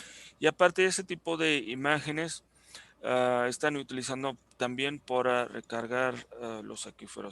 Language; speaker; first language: Spanish; non-native, fluent; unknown